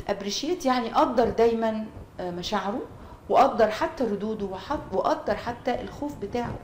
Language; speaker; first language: Arabic; native; Arabic